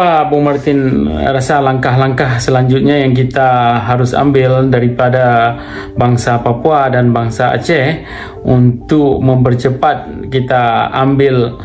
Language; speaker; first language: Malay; non-native, local second language; Achinese